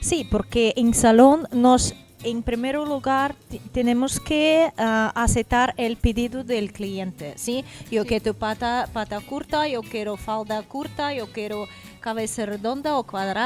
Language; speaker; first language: Spanish; non-native, learner; Portuguese